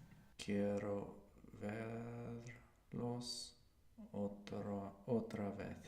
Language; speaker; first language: Spanish; non-native, learner; English